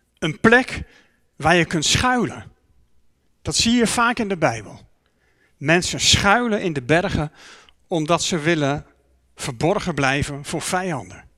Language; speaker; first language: Dutch; native; Dutch